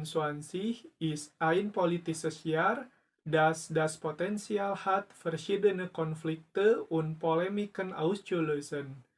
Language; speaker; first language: German; non-native, learner; Indonesian